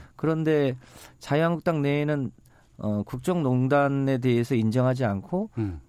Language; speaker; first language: Korean; native; Korean